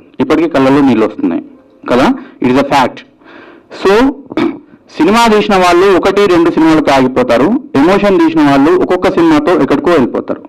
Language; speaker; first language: Telugu; native; Telugu